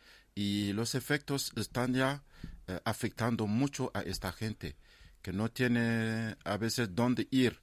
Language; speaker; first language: Spanish; non-native, fluent; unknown